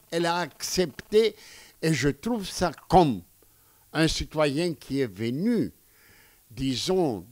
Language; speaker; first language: French; non-native, fluent; Greek